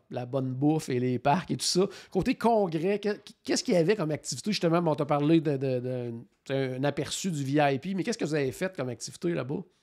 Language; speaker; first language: French; native; French